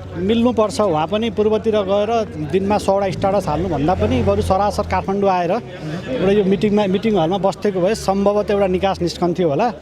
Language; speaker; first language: Nepali; native; Nepali